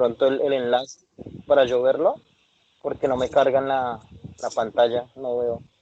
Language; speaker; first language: Spanish; native; Spanish